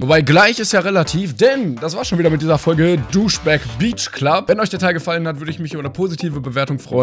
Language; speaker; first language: German; native; German